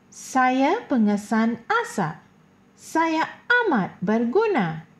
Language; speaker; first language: Malay; non-native, local second language; Tamil